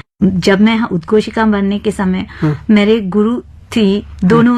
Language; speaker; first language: Hindi; non-native, fluent; Sinhala